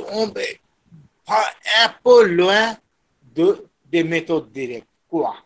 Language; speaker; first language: French; non-native, fluent; Bangla